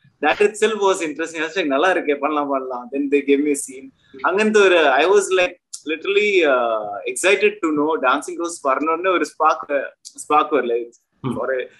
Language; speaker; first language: English; non-native, local second language; Malayalam